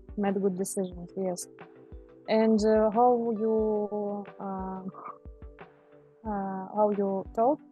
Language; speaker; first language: English; non-native, learner; Russian